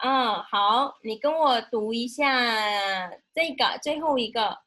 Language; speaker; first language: Chinese; non-native, fluent; Indonesian